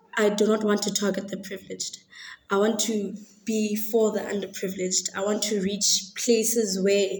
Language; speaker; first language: English; non-native, local second language; Xhosa